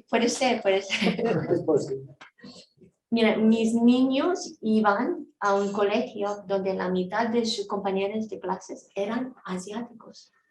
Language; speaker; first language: Spanish; non-native, fluent; Korean